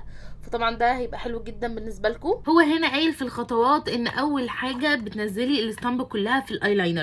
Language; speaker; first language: Arabic; native; Arabic